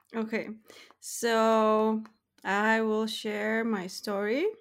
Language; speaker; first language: English; non-native, fluent; Lithuanian